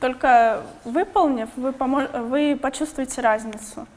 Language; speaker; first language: Russian; native; Russian